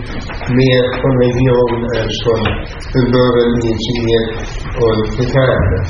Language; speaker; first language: German; native; German